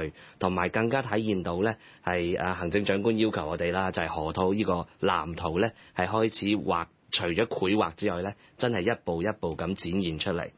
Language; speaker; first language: Cantonese; native; Cantonese